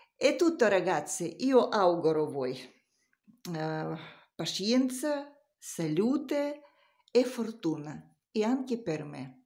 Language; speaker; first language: Italian; non-native, learner; Russian